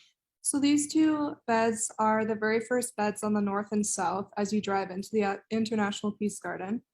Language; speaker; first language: English; native; English